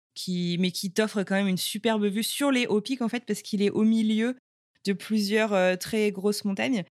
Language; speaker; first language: French; native; French